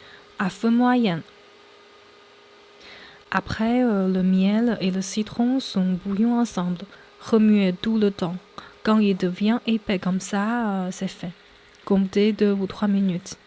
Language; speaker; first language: French; non-native, fluent; Chinese